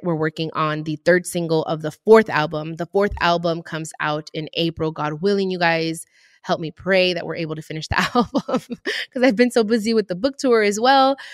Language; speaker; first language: English; early bilingual, other home language; Spanish